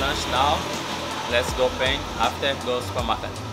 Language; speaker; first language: English; non-native, learner; Portuguese